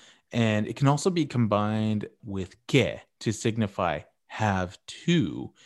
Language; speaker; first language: English; early bilingual, other home language; Spanish